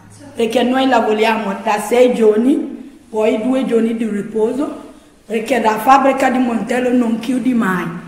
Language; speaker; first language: Italian; non-native, learner; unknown